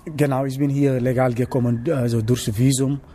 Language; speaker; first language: German; non-native, learner; Wolof